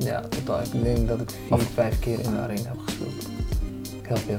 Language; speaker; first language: Dutch; early bilingual, other home language; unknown